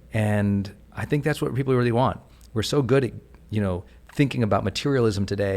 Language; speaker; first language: English; native; English